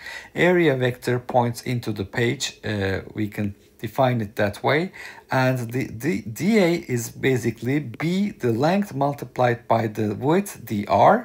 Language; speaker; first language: English; non-native, fluent; Turkish